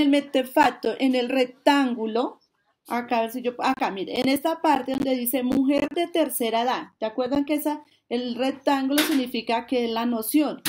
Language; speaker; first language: Spanish; native; Spanish